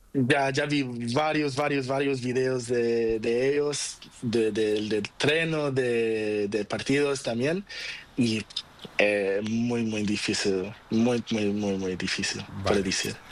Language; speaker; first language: Spanish; non-native, learner; Portuguese